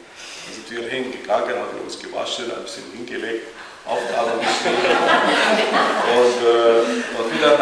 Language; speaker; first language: German; non-native, fluent; Arabic